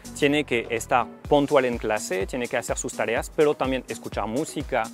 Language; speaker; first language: Spanish; non-native, fluent; French